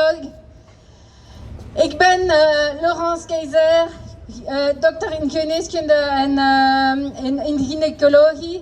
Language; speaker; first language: Dutch; non-native, local second language; French